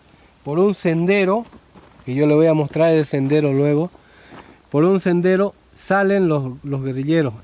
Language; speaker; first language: Spanish; native; Spanish